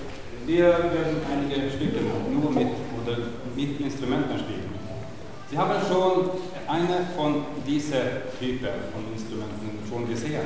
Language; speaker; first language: German; non-native, learner; Swedish